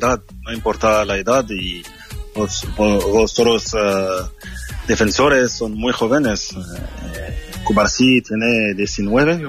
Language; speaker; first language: Spanish; non-native, learner; French